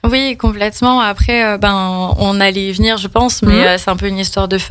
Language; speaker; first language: French; native; French